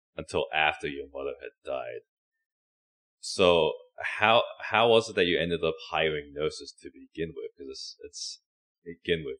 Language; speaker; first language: English; native; English